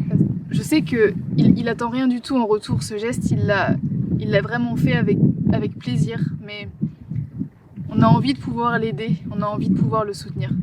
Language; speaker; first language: French; native; French